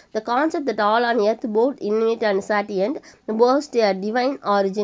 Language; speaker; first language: English; non-native, local second language; Tamil